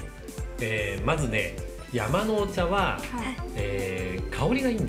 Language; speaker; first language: Japanese; native; Japanese